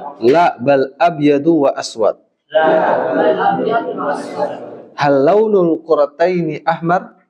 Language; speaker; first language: Arabic; non-native, fluent; Indonesian